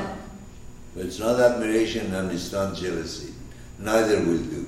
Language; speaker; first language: English; non-native, fluent; Persian